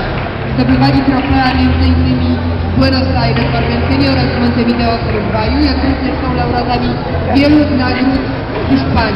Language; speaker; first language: Polish; native; Polish